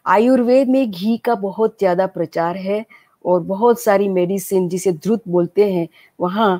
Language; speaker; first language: Hindi; non-native, local second language; Gujarati